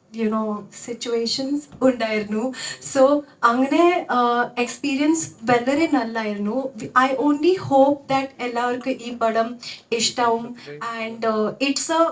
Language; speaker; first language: Malayalam; non-native, local second language; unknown